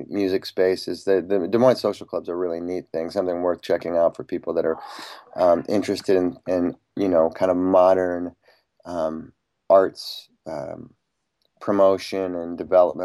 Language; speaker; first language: English; native; English